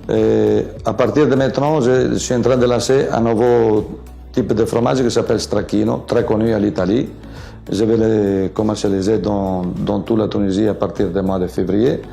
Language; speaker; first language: French; non-native, fluent; Italian